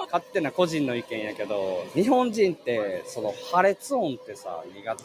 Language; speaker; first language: Japanese; native; Japanese